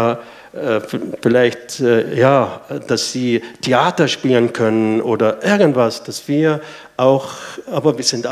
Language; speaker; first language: German; non-native, fluent; Arabic